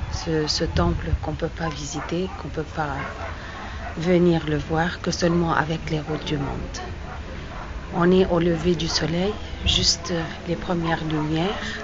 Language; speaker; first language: French; non-native, fluent; Arabic